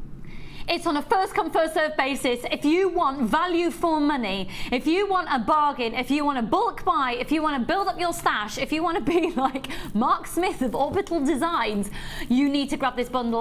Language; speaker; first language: English; native; English